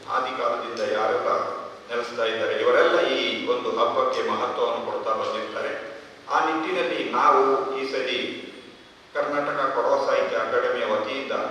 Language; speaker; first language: Kannada; non-native, local second language; Kodava